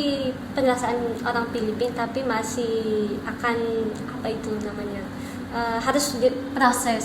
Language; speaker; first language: Indonesian; non-native, learner; Filipino